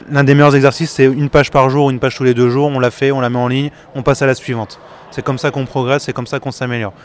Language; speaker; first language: French; native; French